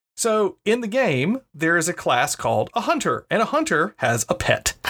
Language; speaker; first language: English; native; English